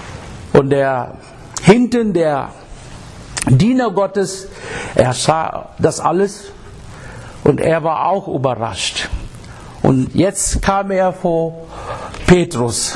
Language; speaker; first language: German; non-native, fluent; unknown